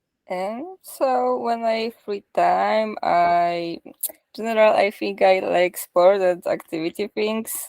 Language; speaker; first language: English; non-native, learner; Polish